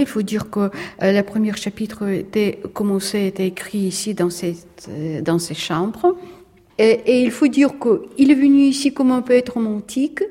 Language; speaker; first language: French; non-native, fluent; Russian